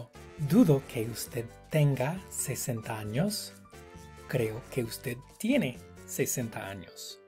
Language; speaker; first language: Spanish; non-native, fluent; English